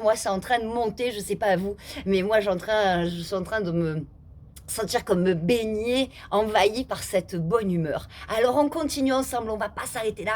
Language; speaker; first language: French; native; French